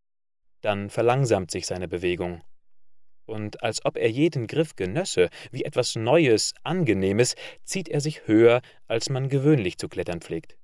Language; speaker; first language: German; native; German